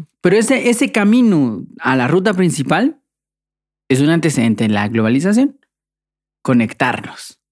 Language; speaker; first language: Spanish; native; Spanish